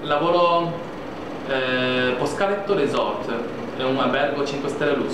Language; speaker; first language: Italian; non-native, learner; Chinese